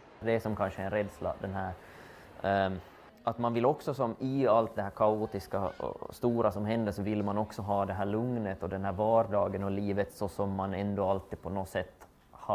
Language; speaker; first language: Swedish; native; Swedish